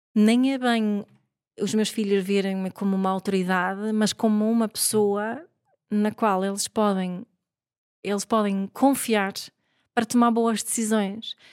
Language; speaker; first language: Portuguese; non-native, fluent; Swedish